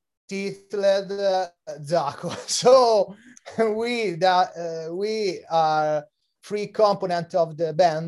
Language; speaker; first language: English; non-native, learner; Italian